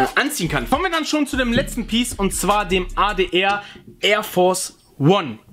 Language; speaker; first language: German; early bilingual, other home language; Portuguese